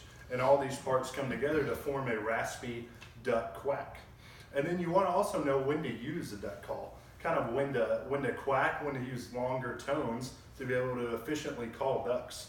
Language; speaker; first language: English; native; English